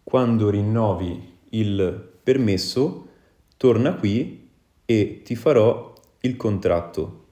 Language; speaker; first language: Italian; non-native, fluent; Wolof